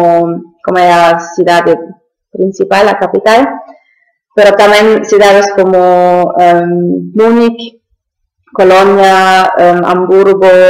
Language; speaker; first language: Spanish; non-native, fluent; German